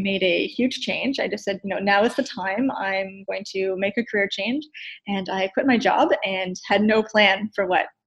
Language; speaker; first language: English; native; English